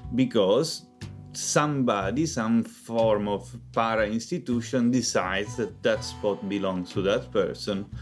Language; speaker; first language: English; non-native, fluent; Italian